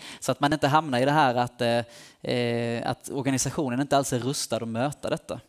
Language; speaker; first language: Swedish; native; Swedish